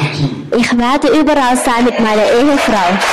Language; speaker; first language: German; non-native, learner; Thai